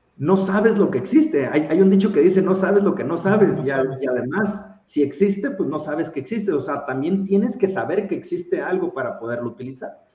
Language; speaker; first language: Spanish; native; Spanish